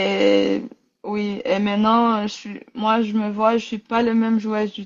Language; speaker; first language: French; non-native, learner; Rundi